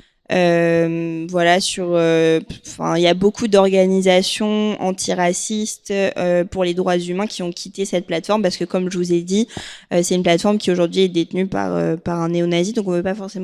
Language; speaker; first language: French; native; French